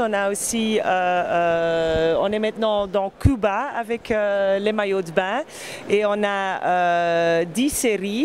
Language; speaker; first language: French; non-native, fluent; Dutch